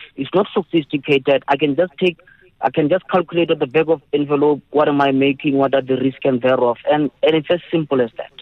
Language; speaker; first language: English; non-native, local second language; Northern Sotho